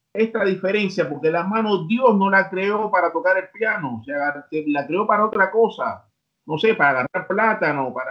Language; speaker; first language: Spanish; native; Spanish